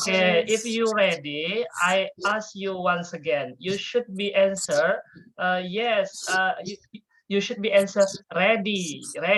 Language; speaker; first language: English; non-native, fluent; Indonesian